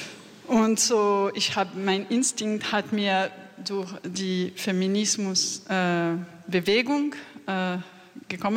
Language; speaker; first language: German; non-native, learner; French